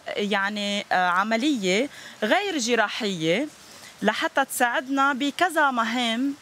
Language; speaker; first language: Arabic; native; Arabic